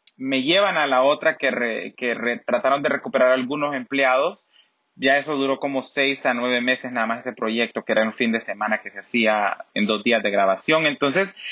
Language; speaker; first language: Spanish; native; Spanish